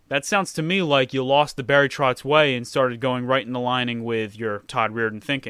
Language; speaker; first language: English; native; English